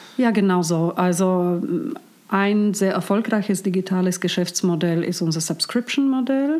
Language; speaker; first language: German; non-native, fluent; Slovak